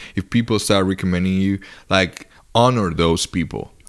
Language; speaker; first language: English; non-native, fluent; Spanish